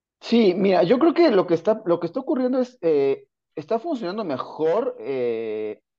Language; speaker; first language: Spanish; native; Spanish